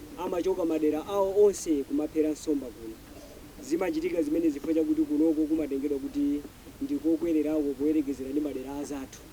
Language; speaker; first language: Nyanja; non-native, local second language; Yao